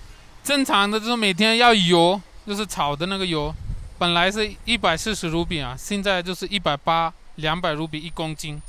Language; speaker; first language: Chinese; non-native, learner; Hindi